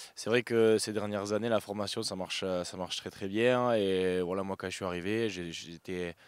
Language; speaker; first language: French; native; French